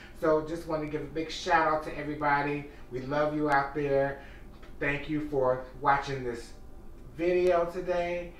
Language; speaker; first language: English; native; English